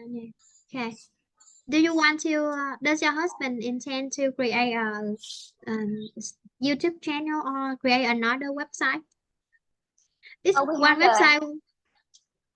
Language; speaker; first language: English; non-native, fluent; Vietnamese